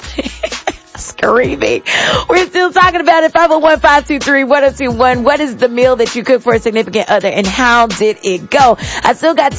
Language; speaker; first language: English; native; English